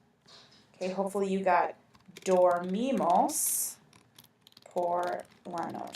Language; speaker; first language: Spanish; non-native, fluent; English